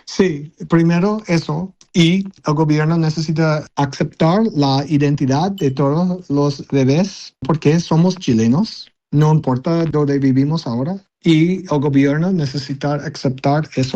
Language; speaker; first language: Spanish; early bilingual, heritage; Spanish